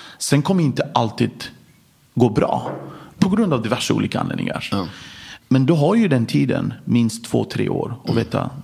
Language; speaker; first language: Swedish; early bilingual, other home language; Persian